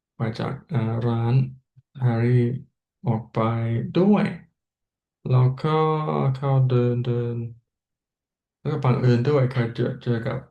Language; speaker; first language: Thai; non-native, learner; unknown